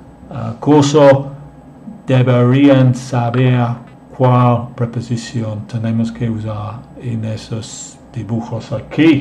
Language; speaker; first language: Spanish; non-native, fluent; English